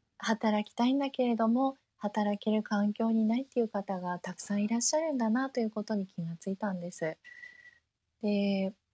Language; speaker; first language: Japanese; early bilingual, heritage; Japanese